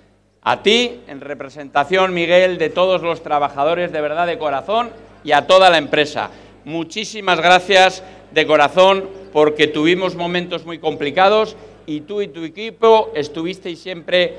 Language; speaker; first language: Spanish; native; Spanish